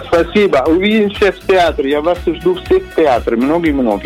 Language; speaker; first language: Russian; non-native, learner; Italian